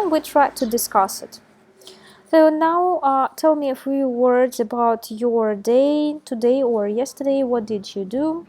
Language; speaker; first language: English; non-native, fluent; Russian